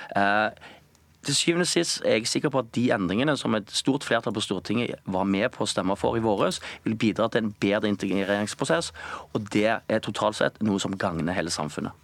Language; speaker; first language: Norwegian; native; Norwegian